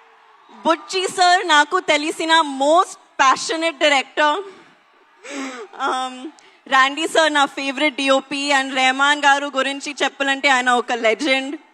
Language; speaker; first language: Telugu; non-native, learner; Hindi